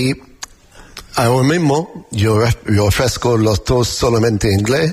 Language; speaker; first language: Spanish; non-native, learner; English